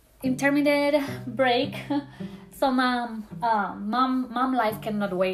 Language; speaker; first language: English; non-native, fluent; Spanish